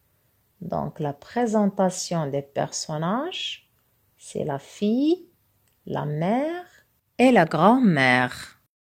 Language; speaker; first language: French; non-native, local second language; Arabic